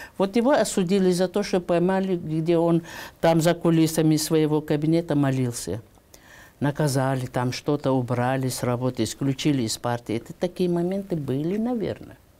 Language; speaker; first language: Russian; non-native, local second language; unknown